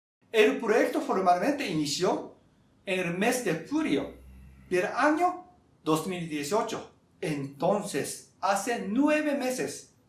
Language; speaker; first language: Spanish; non-native, fluent; Japanese